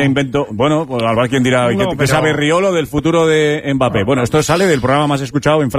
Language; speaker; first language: Spanish; native; Spanish